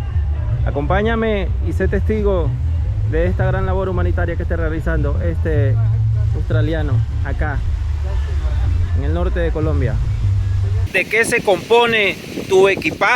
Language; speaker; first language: Spanish; native; Spanish